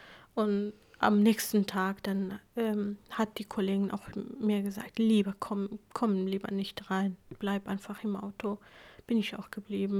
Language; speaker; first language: German; non-native, fluent; Kurdish